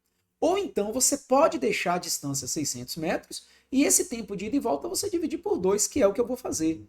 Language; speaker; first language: Portuguese; native; Portuguese